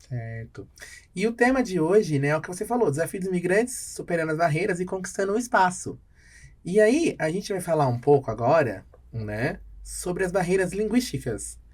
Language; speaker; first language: Portuguese; native; Portuguese